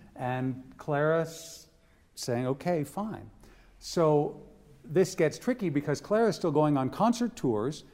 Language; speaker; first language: English; native; English